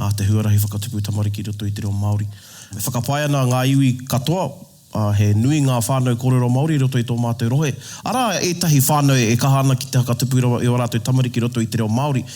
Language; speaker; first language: Māori; native; Māori